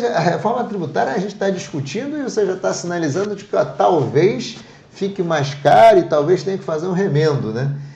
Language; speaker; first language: Portuguese; native; Portuguese